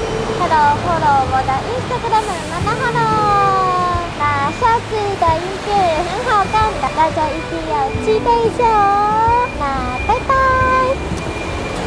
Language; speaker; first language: Chinese; non-native, learner; Japanese